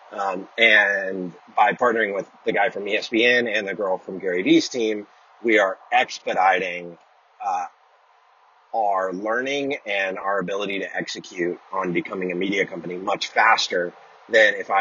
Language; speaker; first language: English; native; English